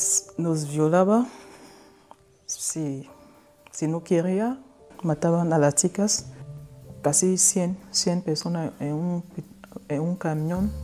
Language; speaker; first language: Spanish; non-native, fluent; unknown